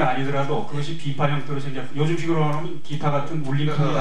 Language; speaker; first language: Korean; native; Korean